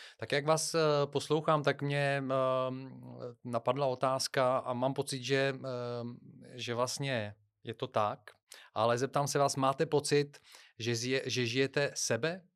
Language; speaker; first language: Czech; non-native, fluent; Bulgarian